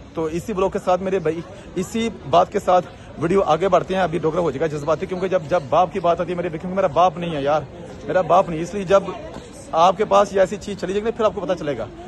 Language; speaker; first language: Urdu; non-native, local second language; Punjabi